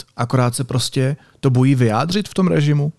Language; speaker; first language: Czech; native; Czech